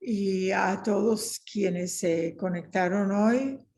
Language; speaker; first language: Spanish; native; Spanish